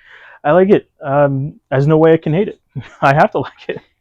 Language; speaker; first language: English; native; English